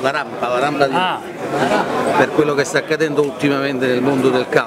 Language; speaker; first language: Italian; native; Italian